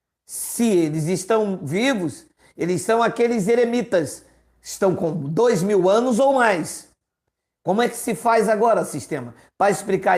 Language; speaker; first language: Portuguese; native; Portuguese